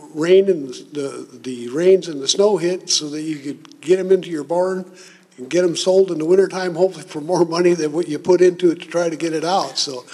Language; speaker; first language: English; native; English